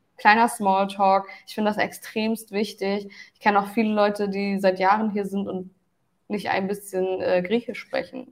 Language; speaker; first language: German; early bilingual, other home language; Turkish